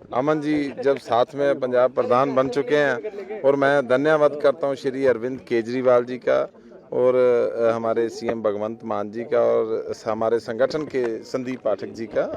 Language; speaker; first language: Hindi; non-native, local second language; Punjabi